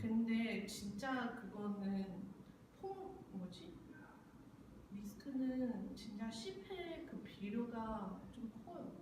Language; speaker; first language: Korean; non-native, learner; Chinese